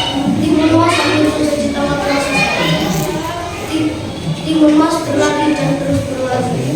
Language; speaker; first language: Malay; non-native, local second language; Javanese